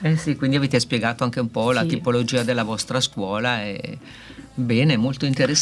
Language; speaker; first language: Italian; native; Italian